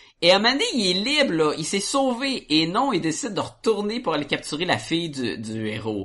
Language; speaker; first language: French; native; French